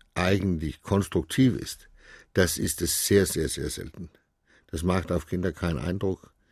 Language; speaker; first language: German; non-native, fluent; Danish